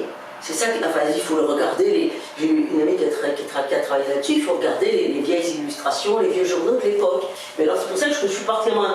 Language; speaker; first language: French; native; French